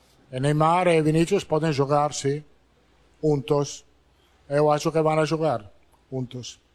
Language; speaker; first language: Portuguese; non-native, learner; Italian